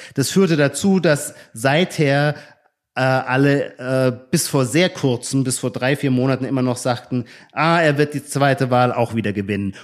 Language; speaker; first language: German; native; German